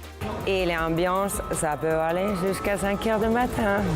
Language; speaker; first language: French; non-native, fluent; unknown